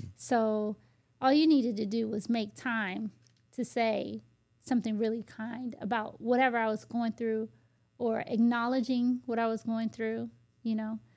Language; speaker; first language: English; native; English